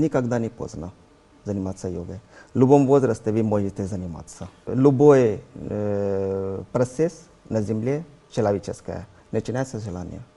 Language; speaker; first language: Russian; non-native, learner; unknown